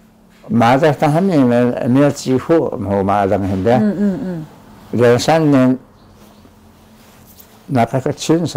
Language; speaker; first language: Chinese; non-native, local second language; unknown